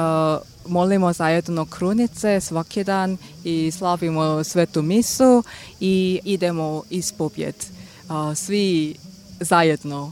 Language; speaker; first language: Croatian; non-native, learner; Korean